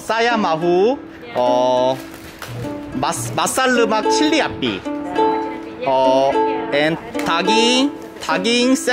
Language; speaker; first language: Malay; non-native, learner; Korean